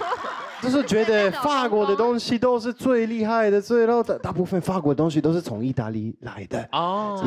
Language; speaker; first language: Chinese; non-native, learner; Italian